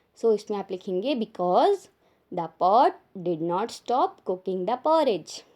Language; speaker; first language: Hindi; native; Hindi